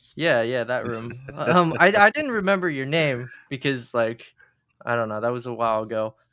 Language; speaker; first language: English; early bilingual, other home language; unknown